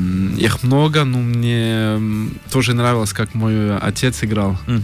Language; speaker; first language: Russian; early bilingual, heritage; French